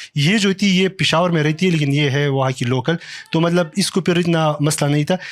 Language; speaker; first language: Urdu; non-native, local second language; Pashto